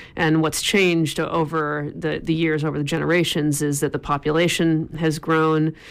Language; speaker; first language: English; native; English